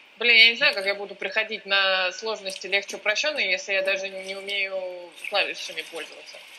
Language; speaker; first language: Russian; native; Russian